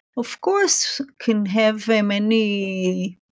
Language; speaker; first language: English; non-native, fluent; Hebrew